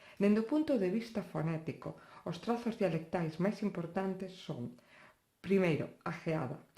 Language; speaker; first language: Galician; non-native, local second language; Spanish